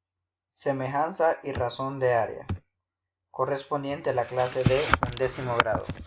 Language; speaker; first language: Spanish; native; Spanish